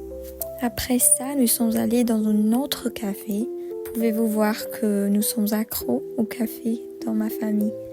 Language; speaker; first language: French; non-native, learner; English